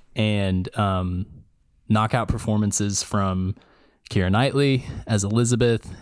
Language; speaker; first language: English; native; English